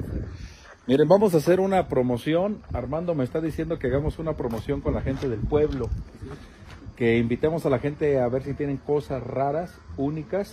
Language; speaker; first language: Spanish; native; Spanish